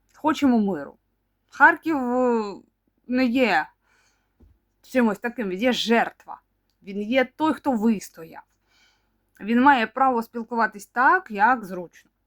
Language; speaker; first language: Ukrainian; non-native, local second language; Russian